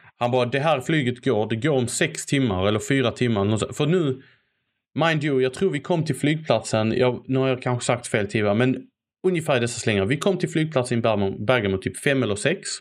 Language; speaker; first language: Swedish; early bilingual, other home language; Arabic